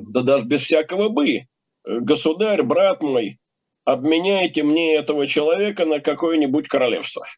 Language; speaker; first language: Russian; native; Russian